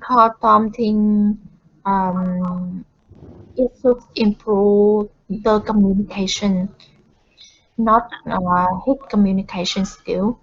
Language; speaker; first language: English; non-native, learner; Vietnamese